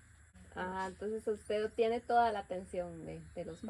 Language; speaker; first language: Spanish; native; Spanish